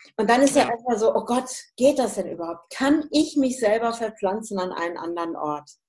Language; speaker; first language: German; native; German